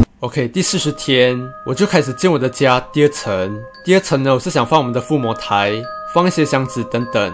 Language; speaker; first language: Chinese; native; Chinese